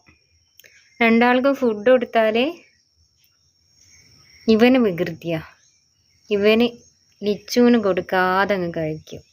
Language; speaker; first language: Malayalam; native; Malayalam